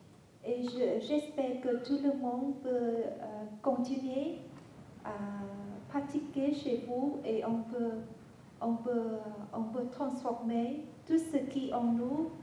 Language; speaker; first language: French; non-native, fluent; Vietnamese